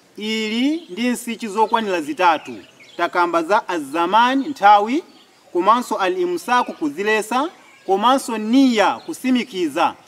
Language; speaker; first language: Nyanja; non-native, local second language; Yao